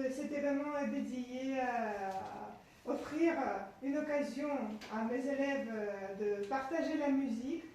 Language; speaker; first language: French; non-native, fluent; Ukrainian